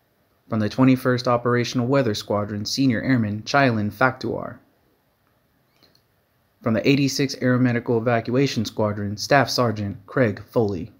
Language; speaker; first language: English; native; English